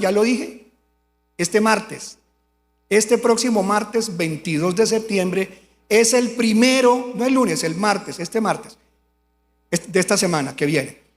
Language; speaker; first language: Spanish; native; Spanish